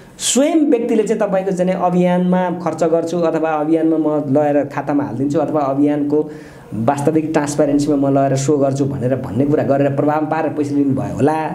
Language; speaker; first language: Nepali; native; Nepali